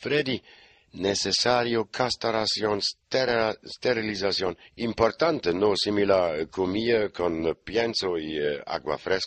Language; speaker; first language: Spanish; non-native, learner; German